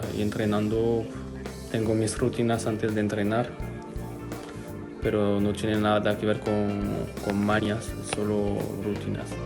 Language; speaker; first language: Spanish; non-native, fluent; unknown